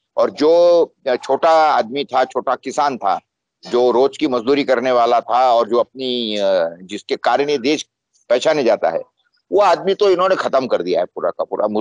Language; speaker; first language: Hindi; non-native, local second language; Marathi